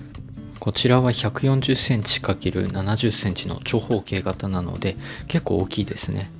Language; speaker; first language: Japanese; native; Japanese